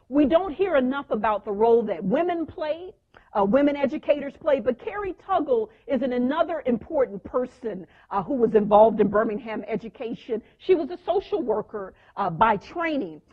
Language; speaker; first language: English; native; English